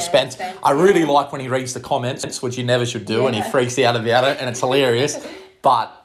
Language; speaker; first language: English; native; English